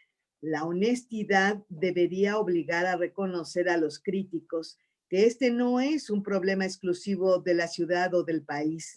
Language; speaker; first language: Spanish; native; Spanish